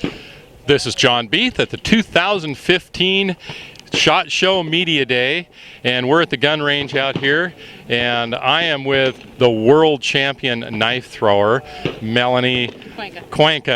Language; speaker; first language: English; native; English